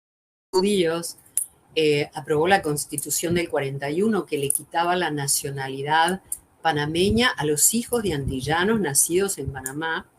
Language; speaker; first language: Spanish; native; Spanish